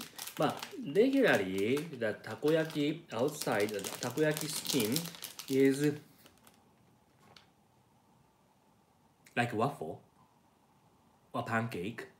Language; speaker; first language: English; non-native, learner; Japanese